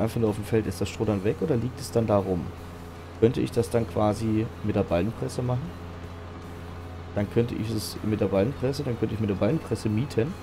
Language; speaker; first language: German; native; German